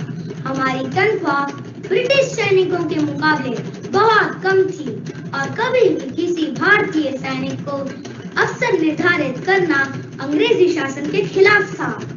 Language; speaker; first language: Hindi; native; Hindi